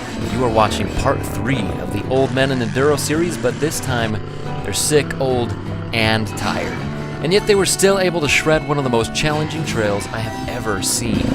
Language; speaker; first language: English; native; English